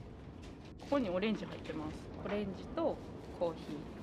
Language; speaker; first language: Japanese; native; Japanese